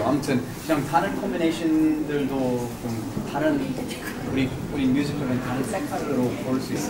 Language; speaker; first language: Korean; early bilingual, heritage; English